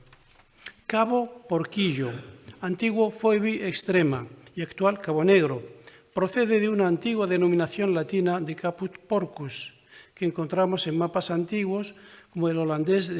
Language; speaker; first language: Spanish; non-native, fluent; Arabic